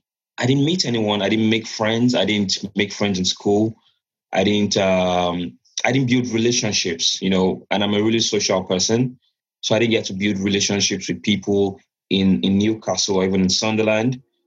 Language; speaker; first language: English; non-native, local second language; Yoruba